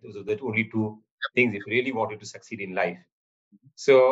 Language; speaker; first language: English; non-native, local second language; Marathi